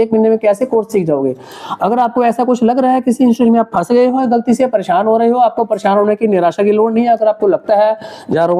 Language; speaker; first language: Hindi; native; Hindi